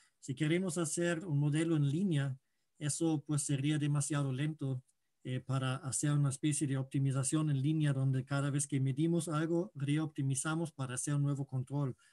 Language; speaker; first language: Spanish; non-native, fluent; German